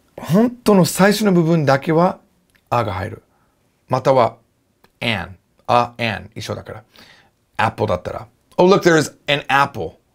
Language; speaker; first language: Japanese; non-native, fluent; English